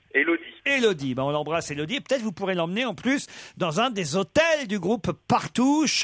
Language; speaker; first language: French; native; French